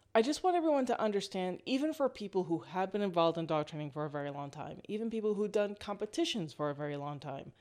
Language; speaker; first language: English; native; English